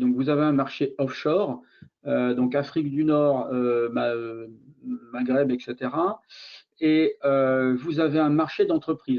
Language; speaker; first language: French; native; French